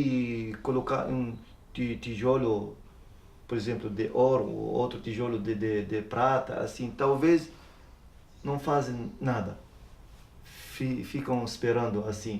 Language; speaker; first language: Portuguese; non-native, learner; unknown